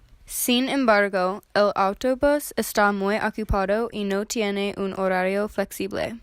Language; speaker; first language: Spanish; non-native, learner; English